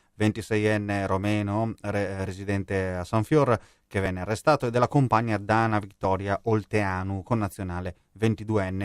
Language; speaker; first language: Italian; native; Italian